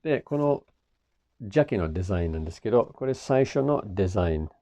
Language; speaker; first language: Japanese; non-native, fluent; English